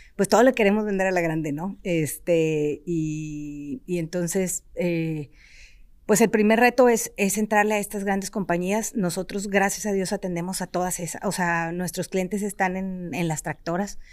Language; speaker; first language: Spanish; native; Spanish